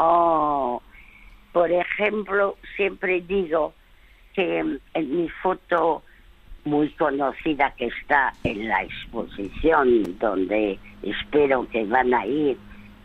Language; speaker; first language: Spanish; early bilingual, other home language; French